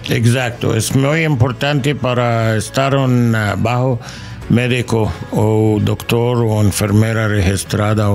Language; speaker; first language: Spanish; non-native, learner; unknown